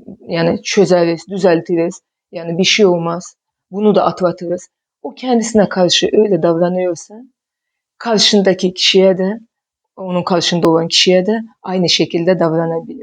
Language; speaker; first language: Turkish; non-native, fluent; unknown